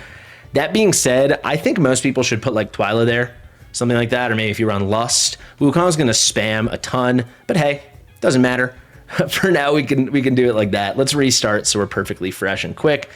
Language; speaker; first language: English; native; English